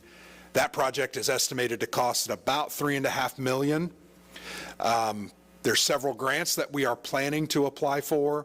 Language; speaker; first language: English; native; English